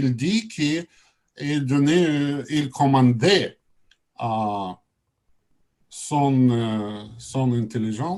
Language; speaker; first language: French; non-native, learner; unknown